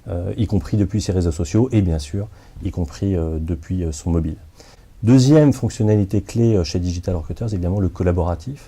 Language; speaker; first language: French; native; French